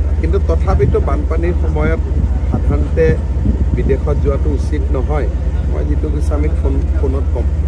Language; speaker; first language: Assamese; native; Assamese